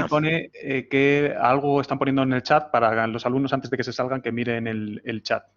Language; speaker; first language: Spanish; native; Spanish